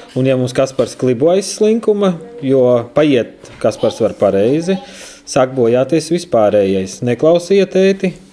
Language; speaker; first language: Latvian; native; Latvian